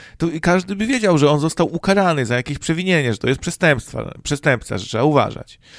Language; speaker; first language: Polish; native; Polish